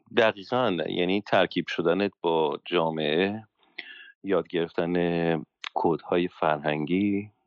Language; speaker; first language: Persian; native; Persian